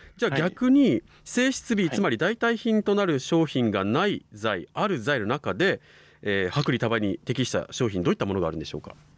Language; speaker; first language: Japanese; native; Japanese